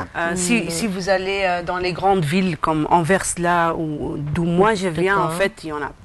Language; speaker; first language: French; non-native, local second language; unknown